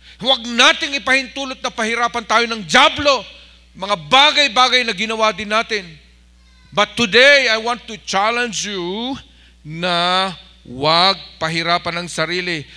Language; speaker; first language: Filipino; non-native, local second language; Iloko